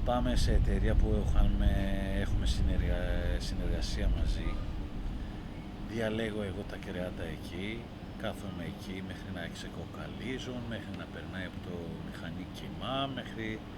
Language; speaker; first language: Greek; non-native, learner; Persian